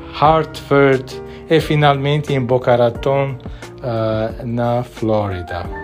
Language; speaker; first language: Portuguese; non-native, fluent; Armenian